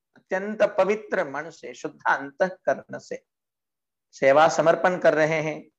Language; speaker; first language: Hindi; non-native, local second language; Marathi